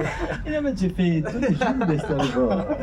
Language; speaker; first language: French; non-native, learner; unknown